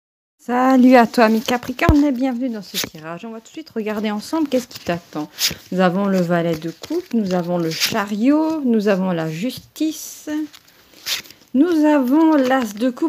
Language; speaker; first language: French; native; French